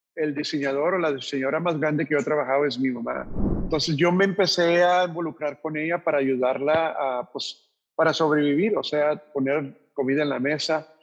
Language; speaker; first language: Spanish; native; Spanish